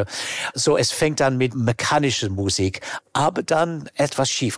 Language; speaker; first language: German; non-native, fluent; English